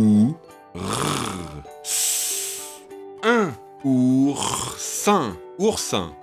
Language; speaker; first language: French; native; French